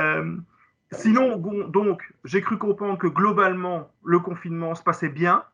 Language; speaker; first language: French; native; French